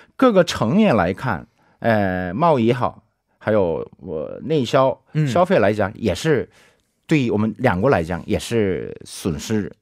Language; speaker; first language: Chinese; non-native, fluent; Korean